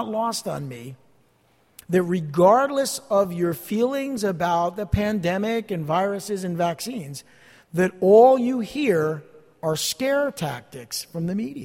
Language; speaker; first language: English; native; English